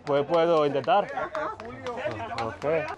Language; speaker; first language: Spanish; non-native, learner; Korean